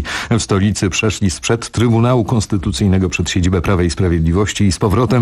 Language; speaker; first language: Polish; native; Polish